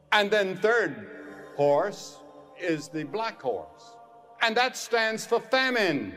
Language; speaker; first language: English; native; English